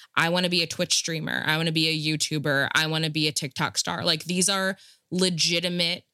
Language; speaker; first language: English; native; English